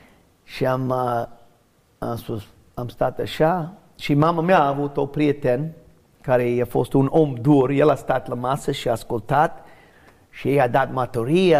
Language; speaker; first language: Romanian; non-native, learner; English